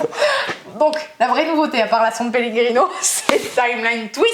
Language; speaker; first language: French; native; French